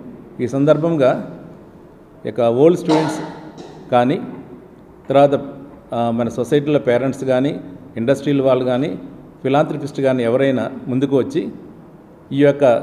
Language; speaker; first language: Telugu; native; Telugu